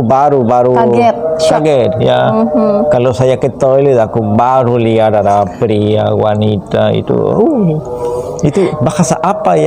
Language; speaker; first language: Indonesian; non-native, fluent; Spanish